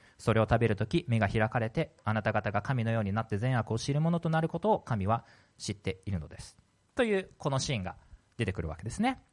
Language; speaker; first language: Japanese; native; Japanese